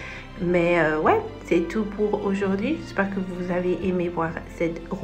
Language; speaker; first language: French; non-native, fluent; Spanish